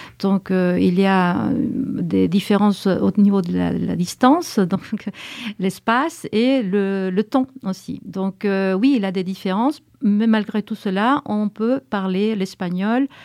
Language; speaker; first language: French; early bilingual, heritage; Spanish